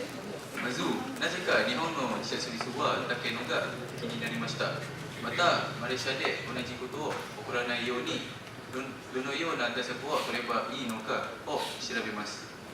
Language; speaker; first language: Japanese; non-native, learner; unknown